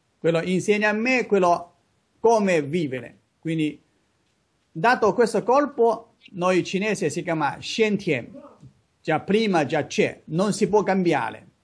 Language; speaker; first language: Italian; non-native, learner; Chinese